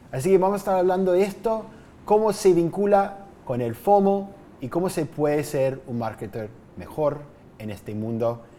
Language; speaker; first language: Spanish; non-native, fluent; English